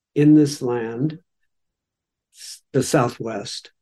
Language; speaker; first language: English; native; English